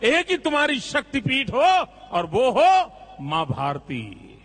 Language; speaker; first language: Hindi; non-native, local second language; Gujarati